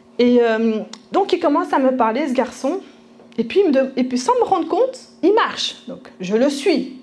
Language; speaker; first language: French; early bilingual, other home language; Spanish